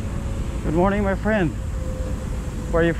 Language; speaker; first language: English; non-native, local second language; Filipino